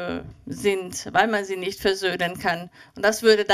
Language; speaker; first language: German; native; German